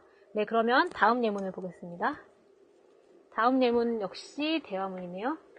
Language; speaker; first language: Korean; native; Korean